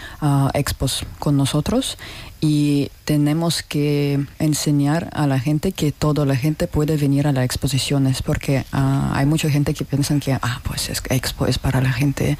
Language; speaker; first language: Spanish; non-native, learner; Russian